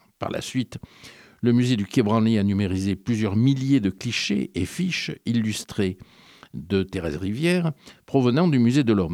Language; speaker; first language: French; native; French